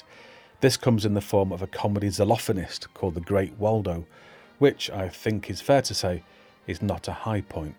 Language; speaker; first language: English; native; English